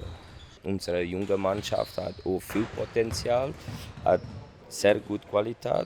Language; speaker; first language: German; non-native, learner; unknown